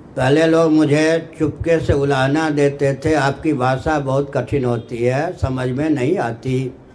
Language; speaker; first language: Hindi; non-native, local second language; Maithili